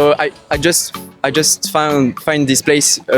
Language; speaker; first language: English; non-native, fluent; French